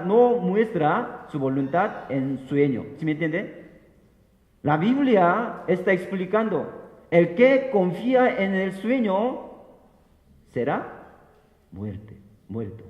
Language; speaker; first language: Spanish; non-native, fluent; Korean